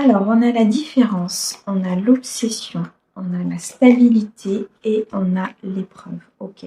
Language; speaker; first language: French; native; French